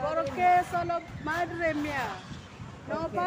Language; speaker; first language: Spanish; non-native, learner; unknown